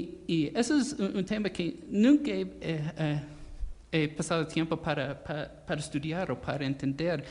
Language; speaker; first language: Spanish; non-native, fluent; English